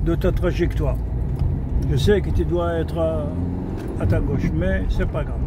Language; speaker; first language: French; non-native, local second language; Arabic